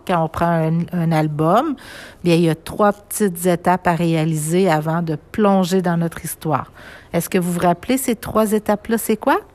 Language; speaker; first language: French; native; French